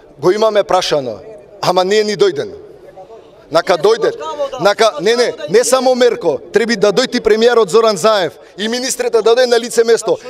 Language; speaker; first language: Macedonian; native; Macedonian